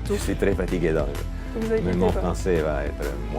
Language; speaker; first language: French; non-native, fluent; Italian